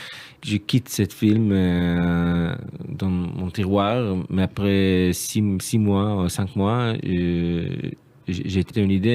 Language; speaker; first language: French; non-native, learner; Hebrew